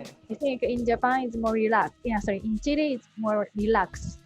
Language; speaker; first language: English; non-native, fluent; Japanese